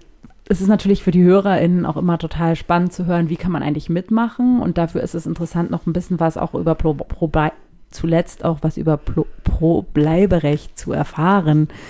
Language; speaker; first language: German; native; German